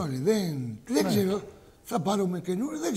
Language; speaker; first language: Greek; early bilingual, heritage; Greek